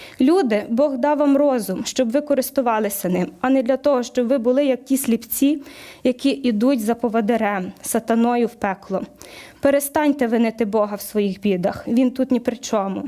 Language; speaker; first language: Ukrainian; native; Ukrainian